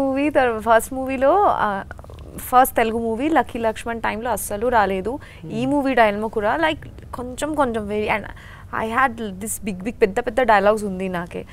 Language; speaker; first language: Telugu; non-native, learner; Bangla